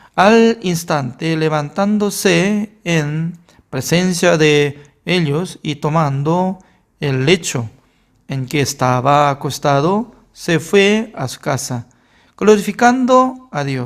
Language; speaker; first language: Spanish; non-native, fluent; Korean